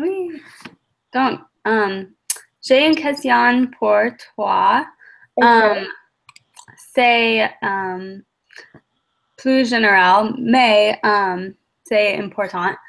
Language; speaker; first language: French; non-native, learner; English